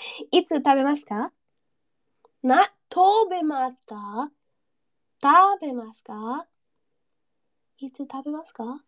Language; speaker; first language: Japanese; non-native, learner; English